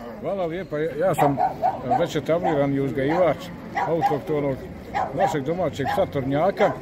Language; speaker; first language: Bosnian; native; Bosnian